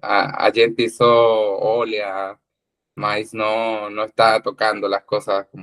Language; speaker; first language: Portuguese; non-native, learner; Spanish